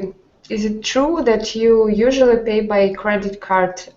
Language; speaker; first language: English; non-native, learner; Russian